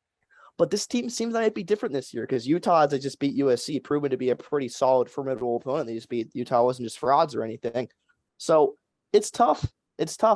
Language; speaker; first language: English; native; English